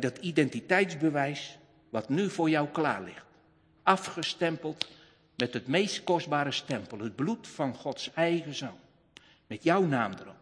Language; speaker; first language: Dutch; native; Dutch